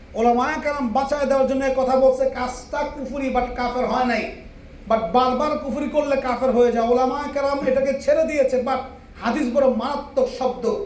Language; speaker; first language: Bangla; native; Bangla